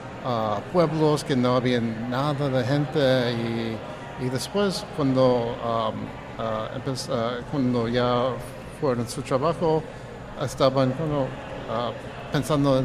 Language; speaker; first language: Spanish; early bilingual, heritage; Spanish